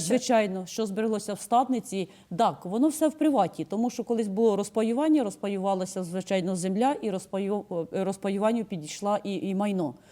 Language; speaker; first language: Ukrainian; native; Ukrainian